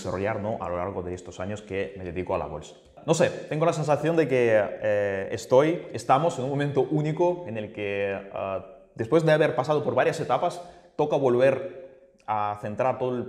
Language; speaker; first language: Spanish; native; Spanish